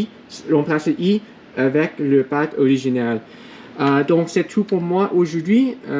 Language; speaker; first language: French; non-native, learner; English